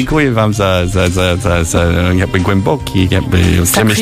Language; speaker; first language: Polish; non-native, learner; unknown